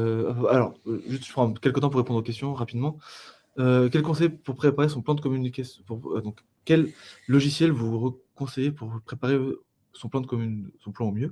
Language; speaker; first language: French; native; French